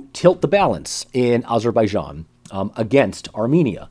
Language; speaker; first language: English; native; English